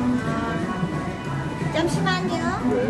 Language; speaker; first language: Korean; non-native, learner; Filipino